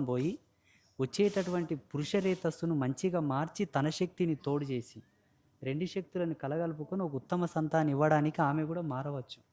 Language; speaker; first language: Telugu; native; Telugu